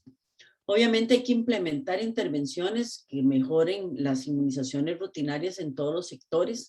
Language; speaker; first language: Spanish; native; Spanish